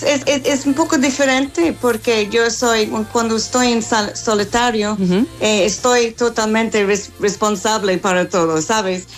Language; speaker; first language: Spanish; non-native, fluent; English